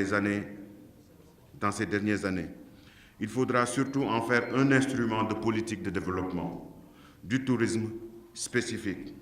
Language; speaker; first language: French; non-native, local second language; Wolof